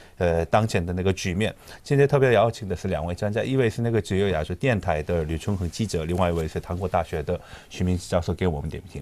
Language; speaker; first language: Chinese; non-native, fluent; Korean